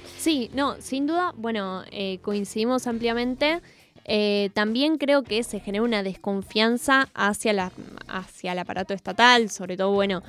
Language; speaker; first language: Spanish; native; Spanish